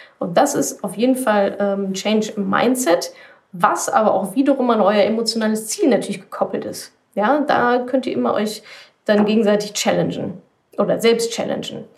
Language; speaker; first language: German; native; German